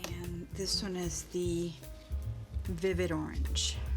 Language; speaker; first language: English; native; English